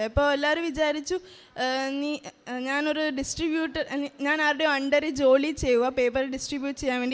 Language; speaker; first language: Malayalam; early bilingual, heritage; Malayalam